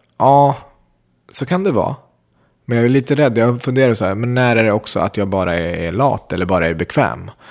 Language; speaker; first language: Swedish; early bilingual, other home language; Central Kurdish